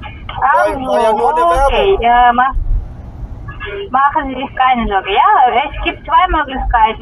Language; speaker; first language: German; non-native, learner; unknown